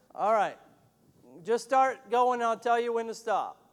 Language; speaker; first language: English; native; English